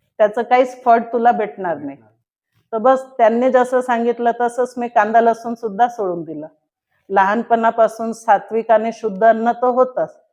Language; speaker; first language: Marathi; non-native, local second language; Marwari